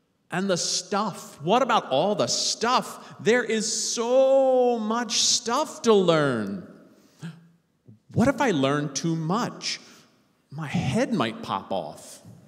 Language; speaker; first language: English; native; English